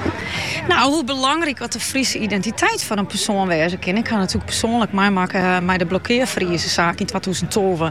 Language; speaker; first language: Dutch; native; Dutch